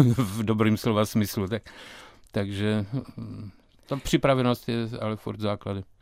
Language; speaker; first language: Czech; native; Czech